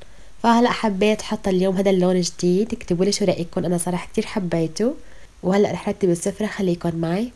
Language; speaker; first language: Arabic; native; Arabic